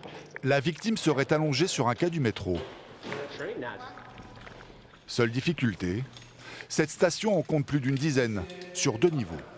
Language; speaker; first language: French; native; French